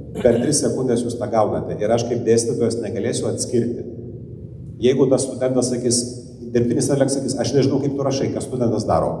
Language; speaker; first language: Lithuanian; non-native, local second language; Polish